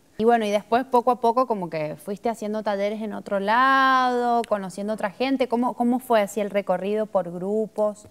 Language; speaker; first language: Spanish; native; Spanish